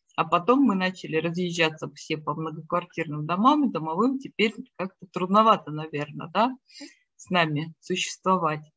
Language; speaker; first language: Russian; native; Russian